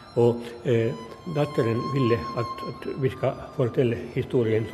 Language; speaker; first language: Norwegian; non-native, fluent; Finnish